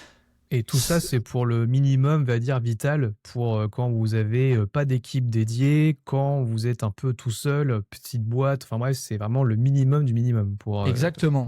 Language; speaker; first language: French; native; French